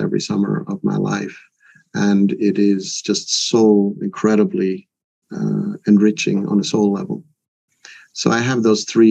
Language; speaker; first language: English; non-native, fluent; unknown